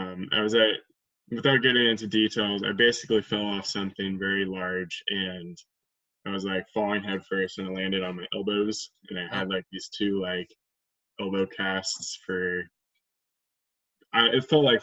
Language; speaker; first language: English; native; English